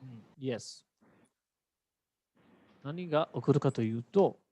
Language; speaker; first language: Japanese; non-native, fluent; Hindi